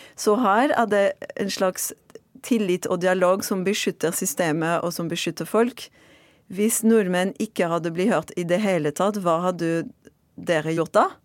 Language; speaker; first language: Norwegian; non-native, fluent; French